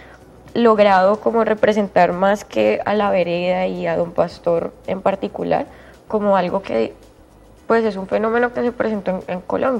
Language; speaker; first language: Spanish; native; Spanish